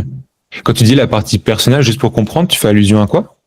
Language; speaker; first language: French; native; French